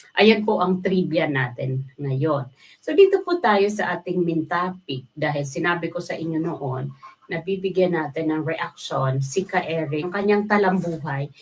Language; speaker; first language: Filipino; non-native, local second language; Waray